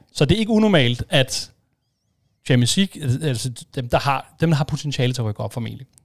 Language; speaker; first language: Danish; native; Danish